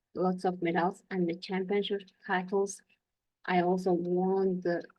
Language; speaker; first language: English; non-native, learner; Kazakh